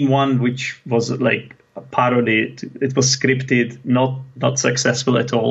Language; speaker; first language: English; non-native, fluent; Czech